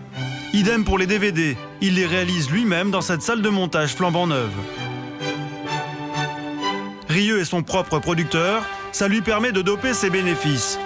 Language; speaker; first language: French; native; French